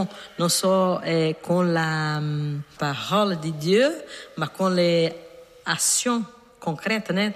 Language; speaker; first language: French; non-native, learner; Portuguese